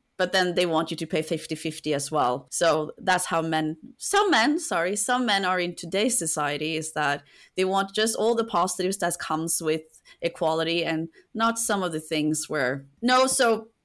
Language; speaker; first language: English; non-native, fluent; Norwegian